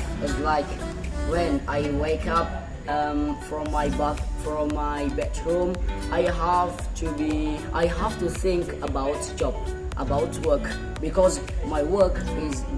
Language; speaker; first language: English; non-native, learner; Indonesian